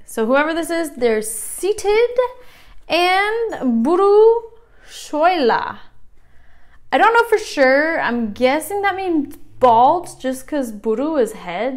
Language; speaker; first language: English; native; English